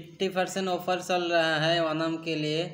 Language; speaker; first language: Hindi; non-native, local second language; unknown